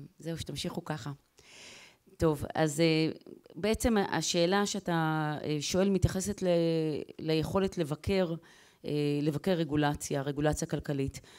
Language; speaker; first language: Hebrew; native; Hebrew